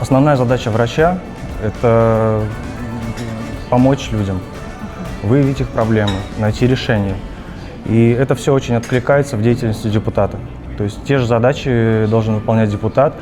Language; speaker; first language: Russian; native; Russian